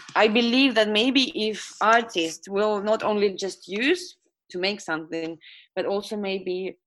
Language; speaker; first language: English; non-native, fluent; Estonian